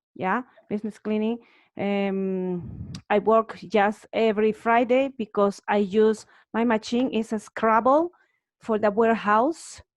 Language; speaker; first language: English; non-native, learner; Spanish